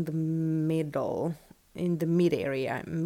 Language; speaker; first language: English; non-native, fluent; Russian